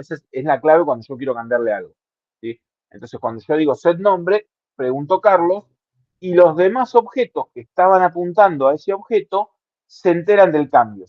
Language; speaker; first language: Spanish; native; Spanish